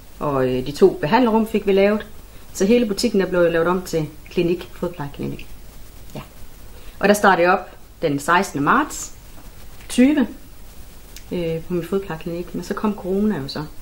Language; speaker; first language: Danish; native; Danish